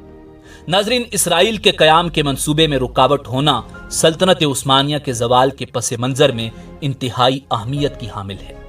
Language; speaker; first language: Urdu; native; Urdu